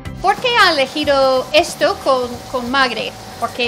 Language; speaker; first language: Spanish; non-native, fluent; English